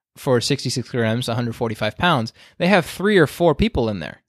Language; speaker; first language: English; native; English